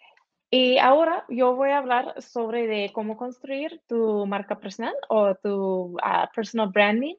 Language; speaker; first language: Spanish; early bilingual, heritage; Spanish